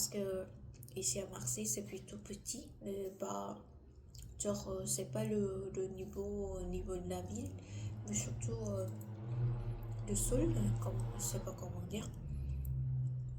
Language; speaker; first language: French; non-native, learner; Korean